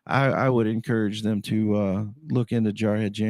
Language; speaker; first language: English; native; English